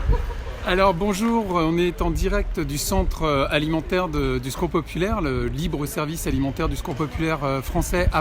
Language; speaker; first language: French; native; French